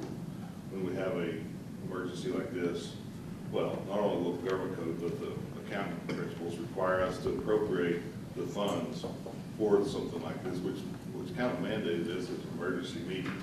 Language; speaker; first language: English; native; English